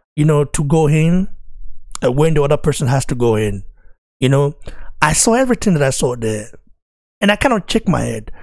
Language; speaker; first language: English; non-native, local second language; Bini